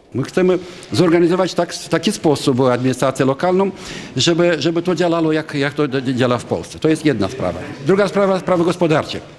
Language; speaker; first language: Polish; non-native, fluent; Romanian